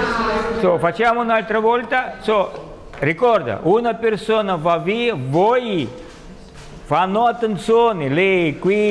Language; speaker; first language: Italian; non-native, learner; Russian